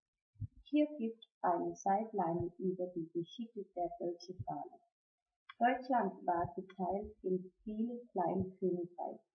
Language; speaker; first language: German; non-native, learner; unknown